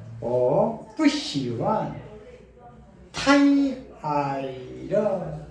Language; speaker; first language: Korean; native; Korean